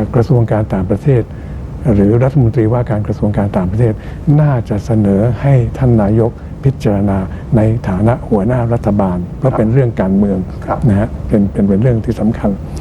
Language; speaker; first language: Thai; native; Thai